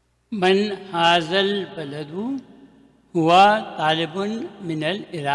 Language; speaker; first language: Arabic; non-native, learner; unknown